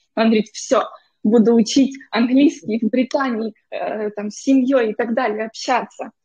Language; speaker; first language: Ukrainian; non-native, local second language; Russian